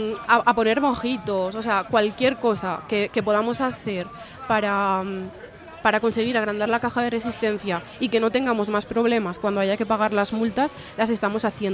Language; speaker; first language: Spanish; native; Spanish